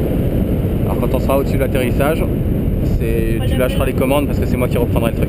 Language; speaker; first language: French; native; French